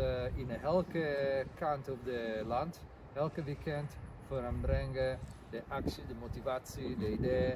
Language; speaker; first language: Dutch; non-native, learner; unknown